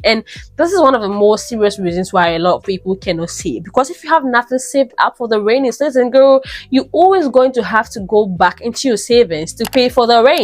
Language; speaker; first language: English; native; English